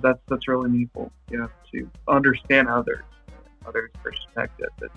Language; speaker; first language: English; non-native, fluent; Japanese